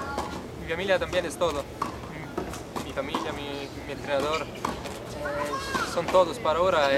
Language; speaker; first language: Spanish; non-native, learner; Italian